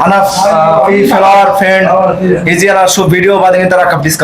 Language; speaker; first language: Arabic; non-native, learner; Bangla